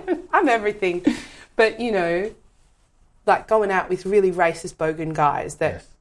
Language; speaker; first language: English; native; English